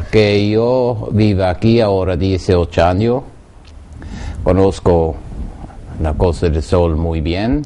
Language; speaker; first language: Spanish; non-native, learner; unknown